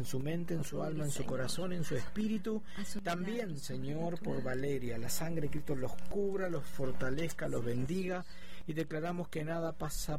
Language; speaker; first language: Spanish; native; Spanish